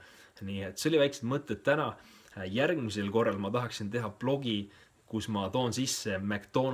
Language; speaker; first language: Estonian; native; Estonian